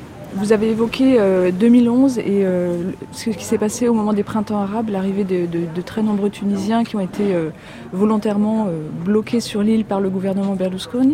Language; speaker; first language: French; native; French